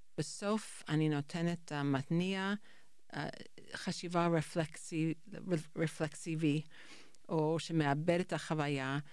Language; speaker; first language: Hebrew; non-native, fluent; English